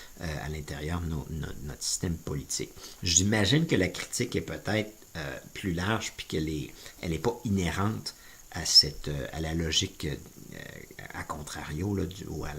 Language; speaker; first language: French; native; French